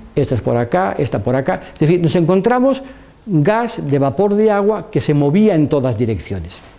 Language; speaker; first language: Spanish; native; Spanish